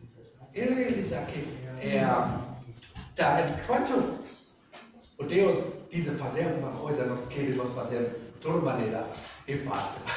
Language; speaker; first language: Portuguese; non-native, learner; German